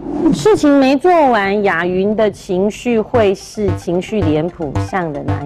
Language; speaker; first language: Chinese; native; Chinese